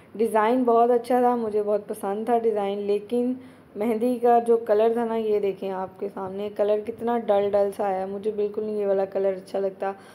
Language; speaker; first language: Urdu; native; Urdu